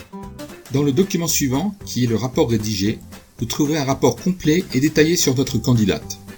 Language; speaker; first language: French; native; French